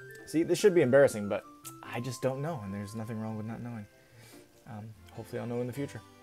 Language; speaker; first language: English; native; English